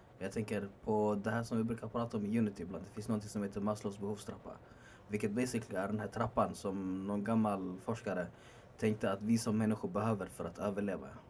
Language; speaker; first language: Swedish; early bilingual, other home language; Arabic